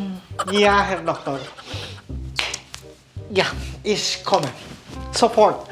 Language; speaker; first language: German; non-native, learner; Filipino